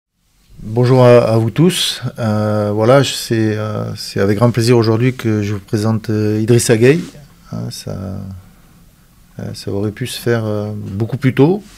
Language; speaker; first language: French; native; French